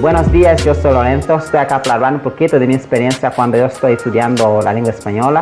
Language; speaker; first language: Spanish; non-native, learner; Portuguese